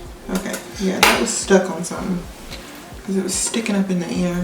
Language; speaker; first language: English; native; English